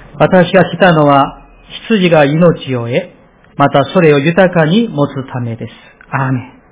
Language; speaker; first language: Japanese; non-native, fluent; Korean